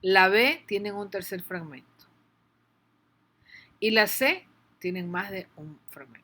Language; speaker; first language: Spanish; native; Spanish